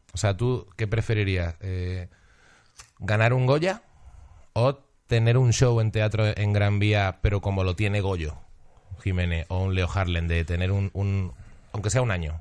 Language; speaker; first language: Spanish; native; Spanish